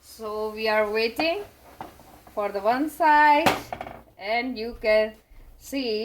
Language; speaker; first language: English; non-native, learner; Hindi